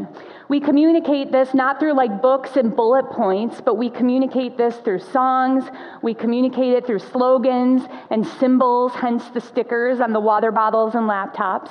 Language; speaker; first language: English; native; English